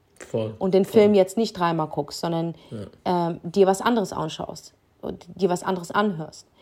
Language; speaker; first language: German; early bilingual, other home language; Arabic